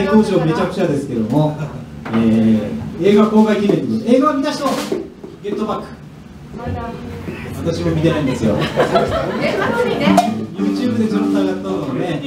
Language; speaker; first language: Japanese; native; Japanese